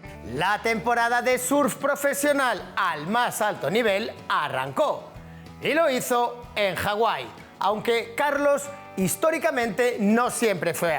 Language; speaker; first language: Spanish; native; Spanish